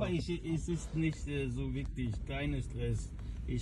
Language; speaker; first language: German; non-native, learner; Pashto